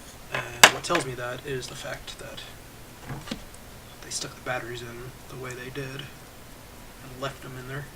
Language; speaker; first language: English; native; English